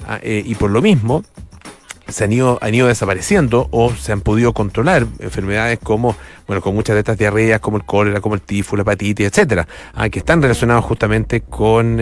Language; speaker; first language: Spanish; native; Spanish